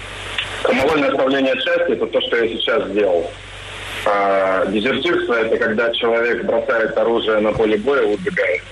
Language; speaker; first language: Russian; native; Russian